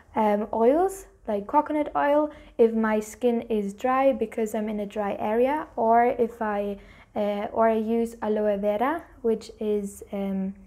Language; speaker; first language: English; non-native, fluent; German